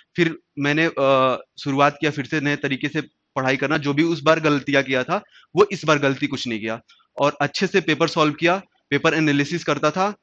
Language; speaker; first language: Hindi; native; Hindi